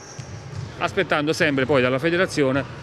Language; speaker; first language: Italian; native; Italian